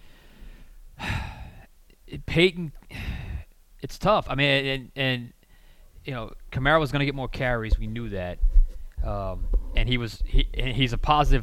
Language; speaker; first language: English; native; English